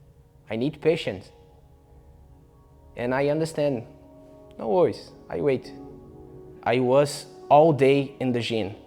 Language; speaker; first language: English; non-native, learner; Portuguese